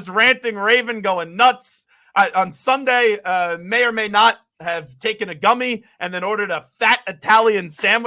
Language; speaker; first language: English; native; English